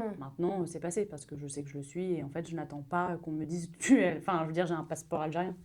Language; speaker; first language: French; early bilingual, other home language; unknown